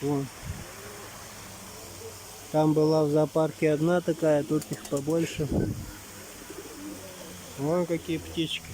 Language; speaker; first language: Russian; native; Russian